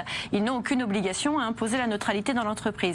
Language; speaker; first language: French; native; French